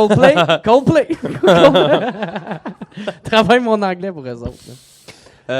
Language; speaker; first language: French; native; French